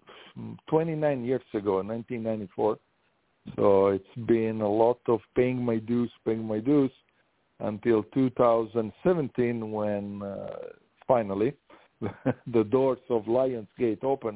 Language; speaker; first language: English; non-native, fluent; Italian